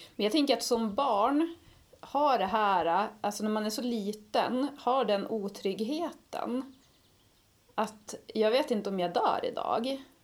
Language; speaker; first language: Swedish; native; Swedish